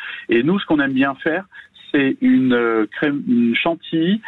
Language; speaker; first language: French; native; French